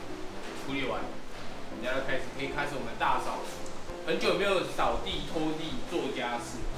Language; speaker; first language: Chinese; native; Chinese